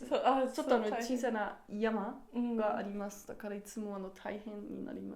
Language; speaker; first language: Japanese; non-native, learner; German